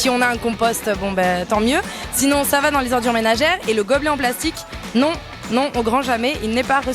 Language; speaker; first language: French; native; French